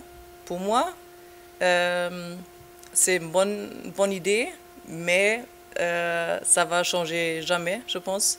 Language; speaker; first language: French; non-native, fluent; German